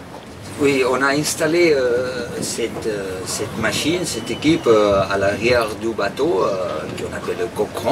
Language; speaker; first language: French; non-native, fluent; Spanish